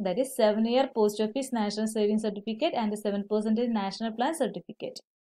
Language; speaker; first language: English; non-native, local second language; Malayalam